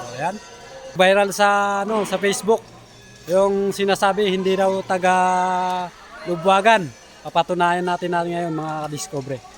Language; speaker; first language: Filipino; non-native, local second language; Iloko